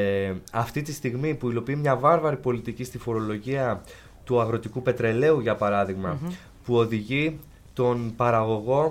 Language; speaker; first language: Greek; native; Greek